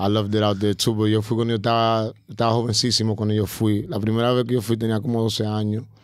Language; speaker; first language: Spanish; early bilingual, heritage; Spanish